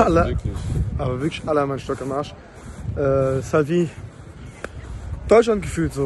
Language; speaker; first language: German; native; German